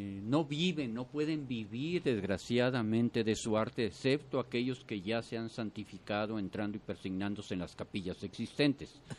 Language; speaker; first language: Spanish; native; Spanish